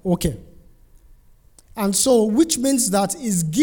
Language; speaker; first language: English; non-native, local second language; Yoruba